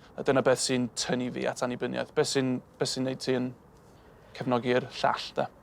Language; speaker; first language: Welsh; native; Welsh